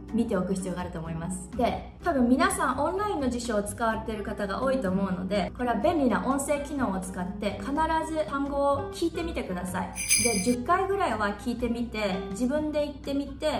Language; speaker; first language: Japanese; native; Japanese